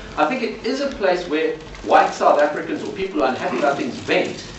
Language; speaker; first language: English; native; English